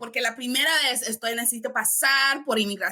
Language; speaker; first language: Spanish; non-native, fluent; English